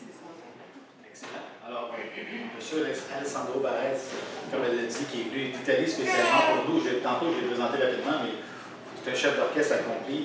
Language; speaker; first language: French; native; French